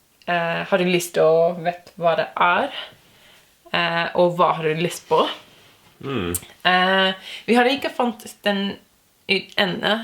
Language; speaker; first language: Norwegian; non-native, learner; English